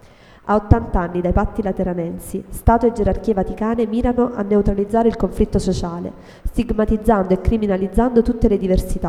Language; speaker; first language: Italian; native; Italian